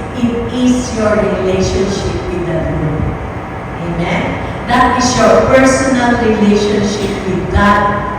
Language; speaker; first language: English; non-native, local second language; Filipino